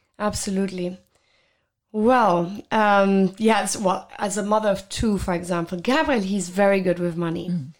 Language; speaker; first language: English; non-native, fluent; Luxembourgish